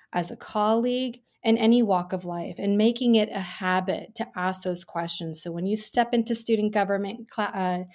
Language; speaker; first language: English; early bilingual, other home language; Gujarati